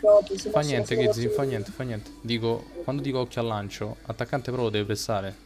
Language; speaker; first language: Italian; native; Italian